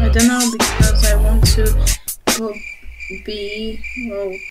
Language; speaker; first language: English; non-native, learner; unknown